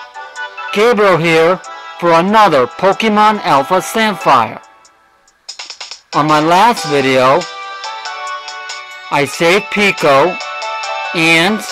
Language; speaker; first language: English; native; English